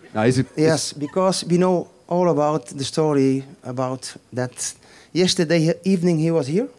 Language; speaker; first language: English; non-native, fluent; Dutch